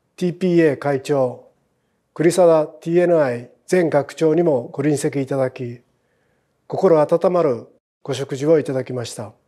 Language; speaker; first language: Japanese; native; Japanese